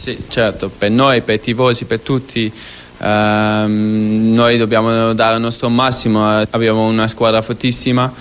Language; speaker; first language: Italian; non-native, fluent; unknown